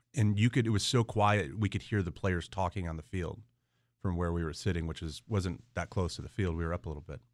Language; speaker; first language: English; native; English